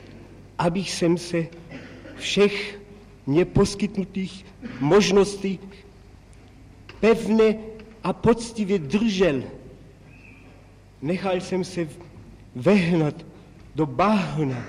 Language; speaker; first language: Czech; non-native, fluent; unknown